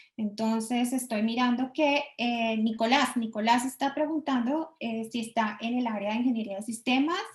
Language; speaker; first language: Spanish; native; Spanish